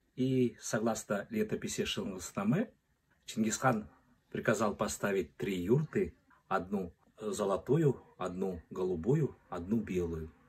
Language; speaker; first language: Russian; non-native, local second language; Kazakh